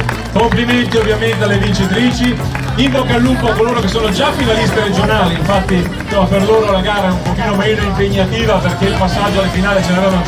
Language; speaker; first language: Italian; native; Italian